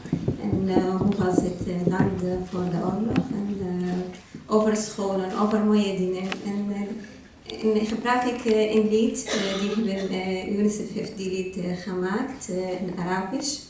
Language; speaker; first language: Dutch; non-native, learner; Arabic